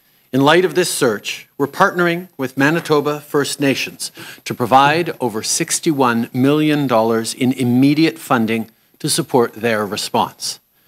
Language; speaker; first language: English; early bilingual, other home language; French